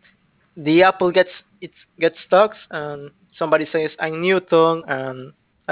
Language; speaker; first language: English; non-native, fluent; Spanish